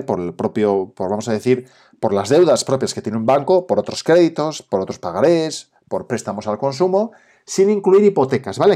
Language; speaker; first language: Spanish; native; Spanish